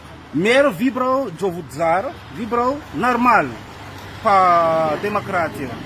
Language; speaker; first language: Russian; non-native, fluent; Malagasy